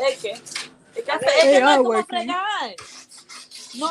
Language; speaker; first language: Spanish; native; Spanish